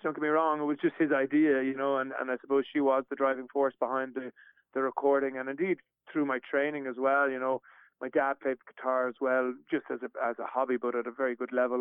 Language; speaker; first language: English; native; English